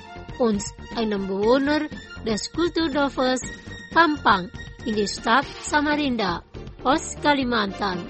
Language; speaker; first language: German; non-native, fluent; Indonesian